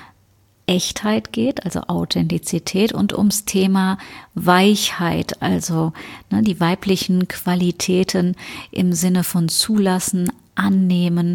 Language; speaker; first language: German; native; German